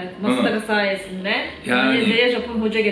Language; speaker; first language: Turkish; native; Turkish